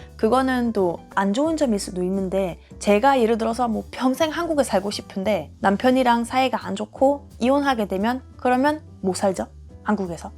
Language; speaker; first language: Korean; non-native, fluent; German